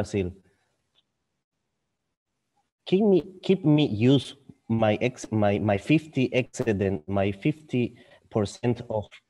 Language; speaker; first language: English; non-native, learner; Spanish